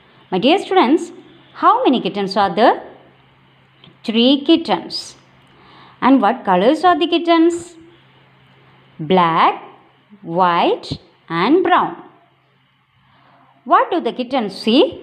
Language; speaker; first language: English; non-native, local second language; Malayalam